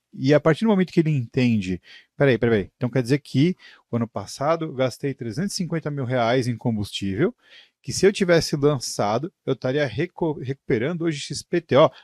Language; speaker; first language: Portuguese; native; Portuguese